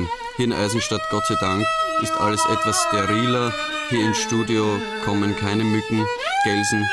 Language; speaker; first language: German; native; German